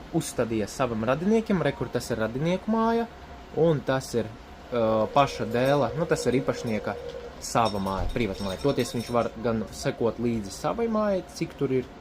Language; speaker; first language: Latvian; non-native, local second language; Russian